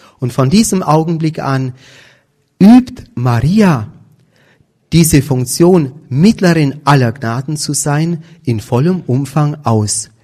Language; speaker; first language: German; native; German